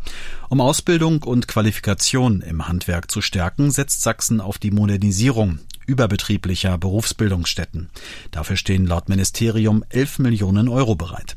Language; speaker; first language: German; native; German